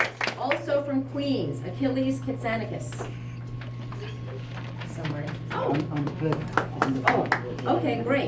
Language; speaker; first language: English; native; English